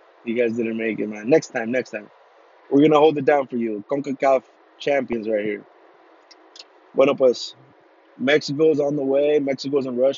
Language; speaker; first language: English; early bilingual, other home language; Spanish